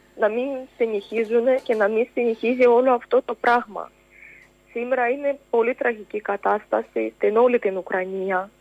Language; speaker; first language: Greek; non-native, fluent; Ukrainian